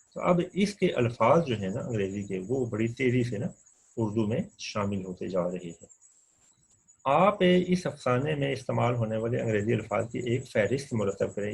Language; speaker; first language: Urdu; non-native, local second language; Punjabi